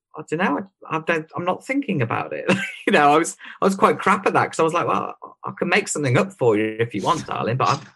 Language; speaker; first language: English; native; English